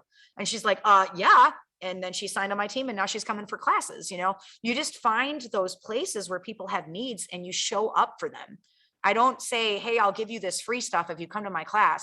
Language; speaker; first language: English; native; English